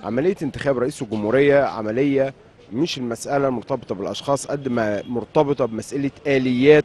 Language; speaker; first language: Arabic; native; Arabic